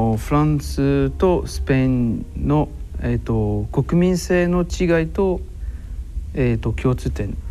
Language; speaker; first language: Japanese; non-native, fluent; French